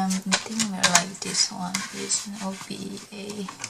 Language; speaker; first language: English; non-native, learner; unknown